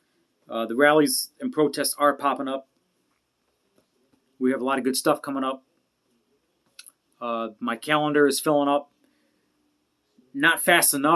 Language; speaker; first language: English; native; English